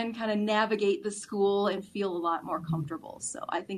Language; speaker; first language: English; native; English